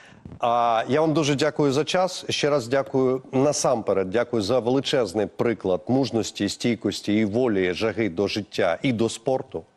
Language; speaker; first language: Ukrainian; native; Ukrainian